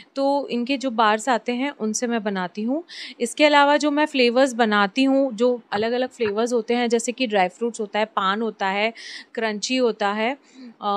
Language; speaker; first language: Hindi; native; Hindi